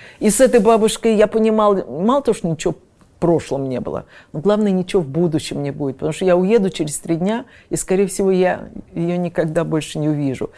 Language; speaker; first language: Russian; native; Russian